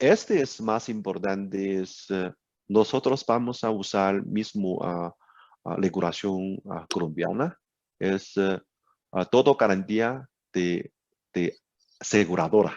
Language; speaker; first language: Spanish; non-native, learner; Chinese